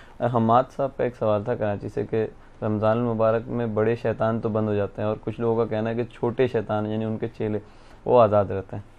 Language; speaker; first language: Urdu; native; Urdu